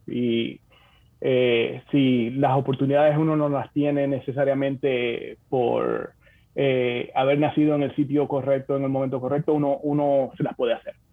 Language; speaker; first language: Spanish; native; Spanish